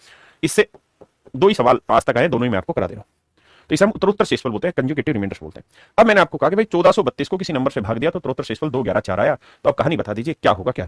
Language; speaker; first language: Hindi; native; Hindi